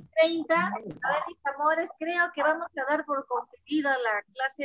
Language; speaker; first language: Spanish; native; Spanish